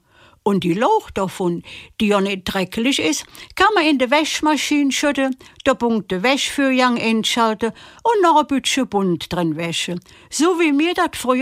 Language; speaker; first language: German; native; German